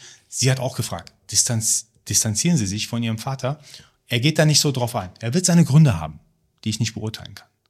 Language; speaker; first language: German; early bilingual, other home language; Persian